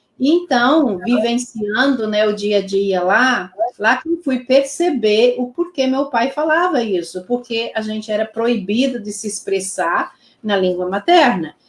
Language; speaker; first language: Portuguese; non-native, local second language; Low German